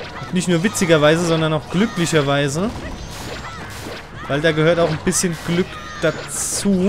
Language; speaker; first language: German; native; German